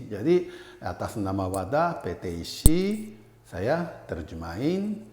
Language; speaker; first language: Indonesian; non-native, fluent; Japanese